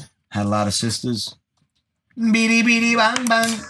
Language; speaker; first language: English; early bilingual, other home language; Spanish